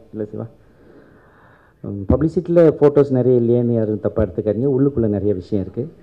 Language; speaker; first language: Tamil; native; Tamil